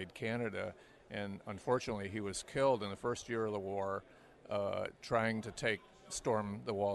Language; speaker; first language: English; native; English